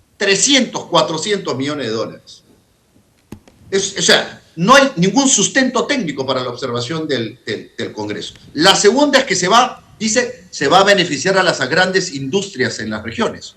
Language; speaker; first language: Spanish; native; Spanish